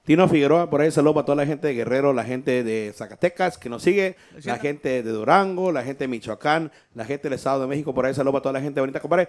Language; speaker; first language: Spanish; early bilingual, heritage; Spanish